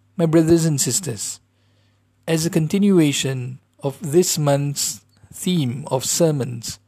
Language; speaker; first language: English; non-native, local second language; Malay